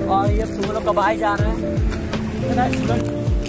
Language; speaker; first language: Hindi; non-native, local second language; Bangla